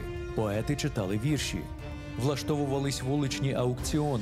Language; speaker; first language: Ukrainian; native; Ukrainian